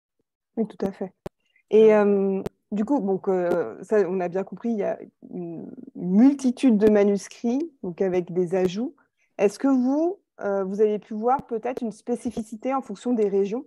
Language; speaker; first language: French; native; French